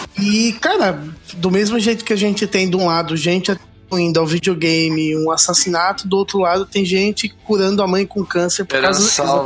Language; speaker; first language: Portuguese; native; Portuguese